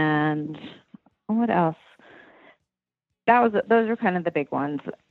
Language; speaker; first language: English; native; English